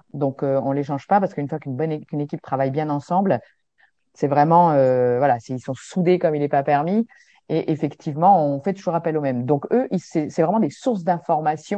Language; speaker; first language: French; native; French